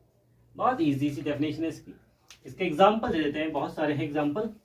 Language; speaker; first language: Hindi; native; Hindi